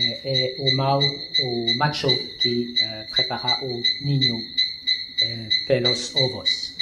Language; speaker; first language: Portuguese; non-native, learner; French